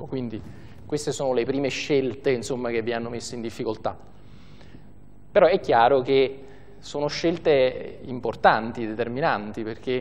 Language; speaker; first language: Italian; native; Italian